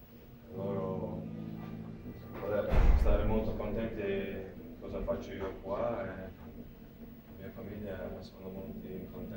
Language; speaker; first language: Italian; non-native, learner; Latvian